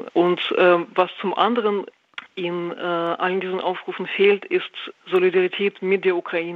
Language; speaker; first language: German; non-native, fluent; Russian